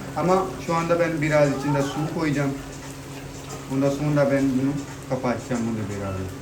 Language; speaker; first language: Turkish; non-native, learner; Urdu